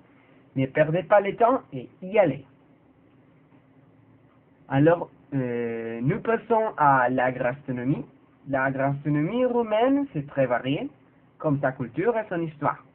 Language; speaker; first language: French; non-native, learner; Spanish